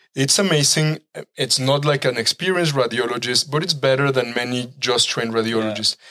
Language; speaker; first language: English; non-native, fluent; Spanish